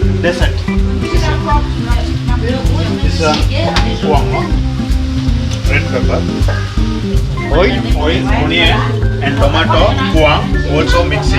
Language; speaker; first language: English; non-native, learner; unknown